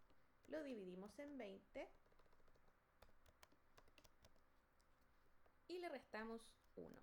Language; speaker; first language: Spanish; native; Spanish